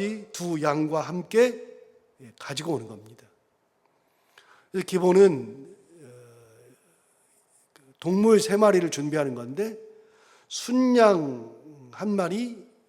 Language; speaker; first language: Korean; native; Korean